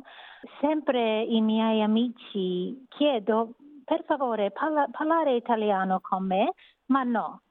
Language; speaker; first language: Italian; non-native, learner; English